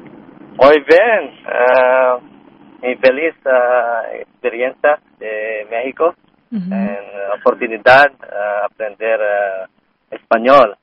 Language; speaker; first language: Spanish; non-native, learner; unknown